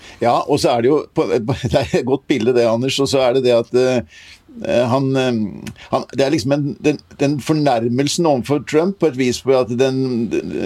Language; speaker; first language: Norwegian; native; Norwegian